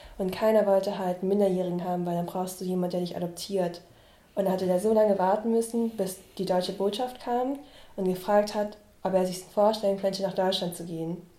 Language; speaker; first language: German; early bilingual, other home language; Vietnamese